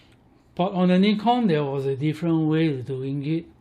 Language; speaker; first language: English; non-native, learner; Chinese